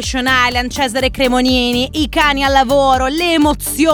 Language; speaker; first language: Italian; native; Italian